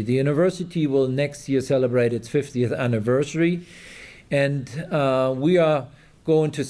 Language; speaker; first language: English; non-native, fluent; German